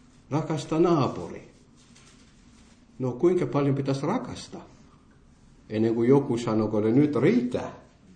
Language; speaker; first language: Finnish; non-native, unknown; Morisyen